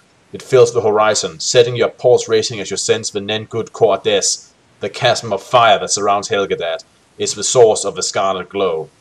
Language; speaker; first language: English; native; English